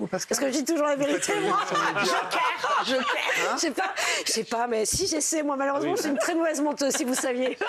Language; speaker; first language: French; native; French